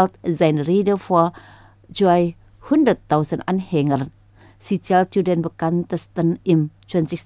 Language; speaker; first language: German; non-native, fluent; Indonesian